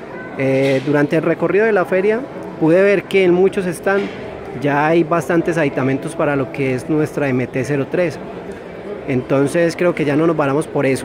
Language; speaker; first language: Spanish; native; Spanish